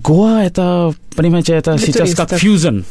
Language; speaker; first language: Russian; non-native, learner; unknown